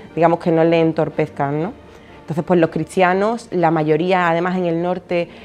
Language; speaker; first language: Spanish; native; Spanish